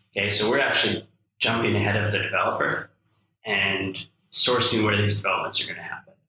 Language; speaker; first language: English; native; English